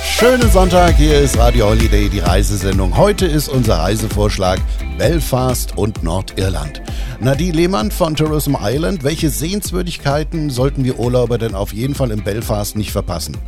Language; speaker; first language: German; native; German